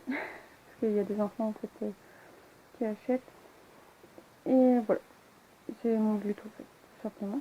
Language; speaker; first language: French; native; French